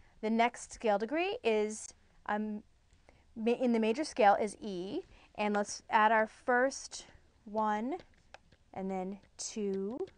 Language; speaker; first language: English; native; English